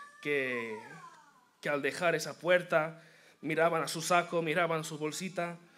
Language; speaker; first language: Spanish; non-native, fluent; English